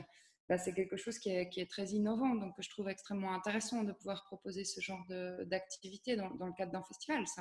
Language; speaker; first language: French; native; French